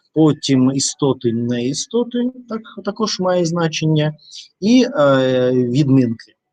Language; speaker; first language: Ukrainian; non-native, learner; Russian